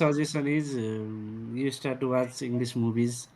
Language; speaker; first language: English; non-native, fluent; Nepali